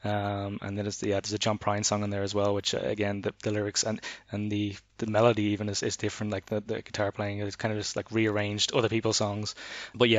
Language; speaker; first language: English; native; English